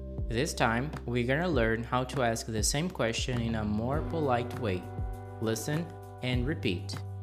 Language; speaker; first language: English; non-native, fluent; Portuguese